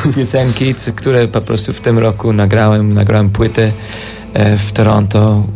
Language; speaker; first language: Polish; early bilingual, heritage; Polish